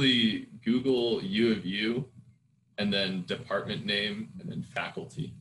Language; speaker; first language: English; native; English